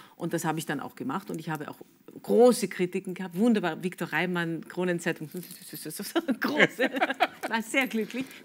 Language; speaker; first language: German; native; German